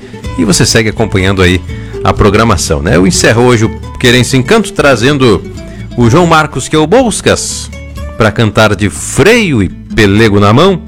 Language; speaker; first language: Portuguese; native; Portuguese